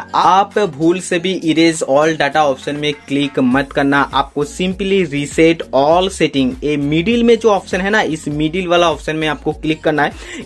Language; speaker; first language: Hindi; non-native, local second language; Bangla